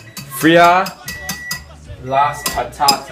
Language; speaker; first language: Spanish; non-native, learner; English